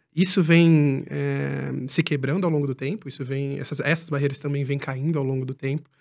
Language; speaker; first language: Portuguese; native; Portuguese